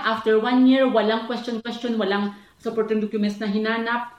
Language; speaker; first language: English; non-native, local second language; Hiligaynon